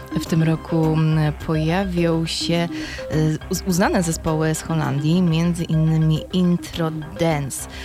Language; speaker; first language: Polish; native; Polish